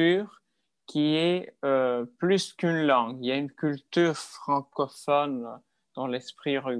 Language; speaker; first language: French; non-native, fluent; Spanish